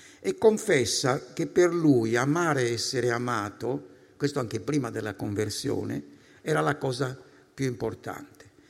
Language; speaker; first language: Italian; native; Italian